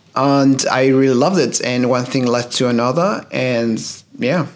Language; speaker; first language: English; non-native, fluent; Spanish